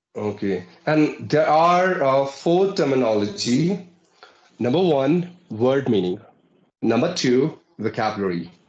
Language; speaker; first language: English; non-native, local second language; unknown